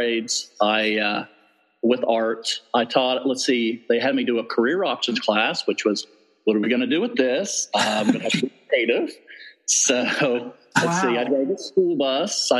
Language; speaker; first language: English; native; English